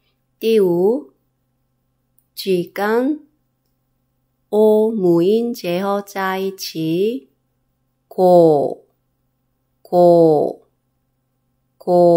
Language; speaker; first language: Chinese; non-native, fluent; Korean